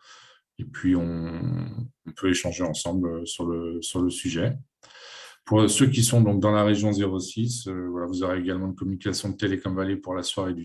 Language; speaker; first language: French; native; French